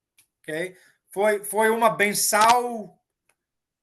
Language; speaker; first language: Portuguese; non-native, learner; English